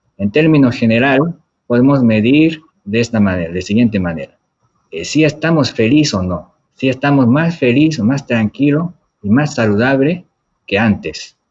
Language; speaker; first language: Spanish; non-native, fluent; Japanese